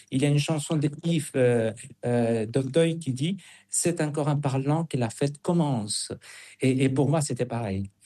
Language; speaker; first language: French; non-native, fluent; Spanish